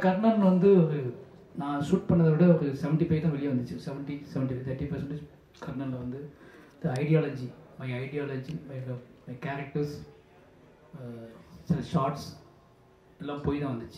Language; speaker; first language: Tamil; native; Tamil